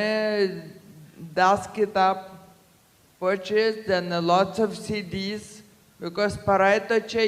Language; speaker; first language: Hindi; non-native, learner; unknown